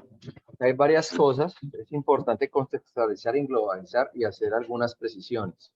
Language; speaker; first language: Spanish; native; Spanish